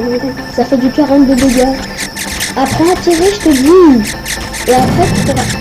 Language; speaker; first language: French; native; French